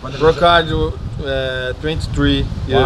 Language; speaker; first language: English; non-native, learner; Portuguese